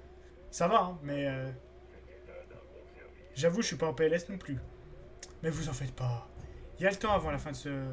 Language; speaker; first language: French; native; French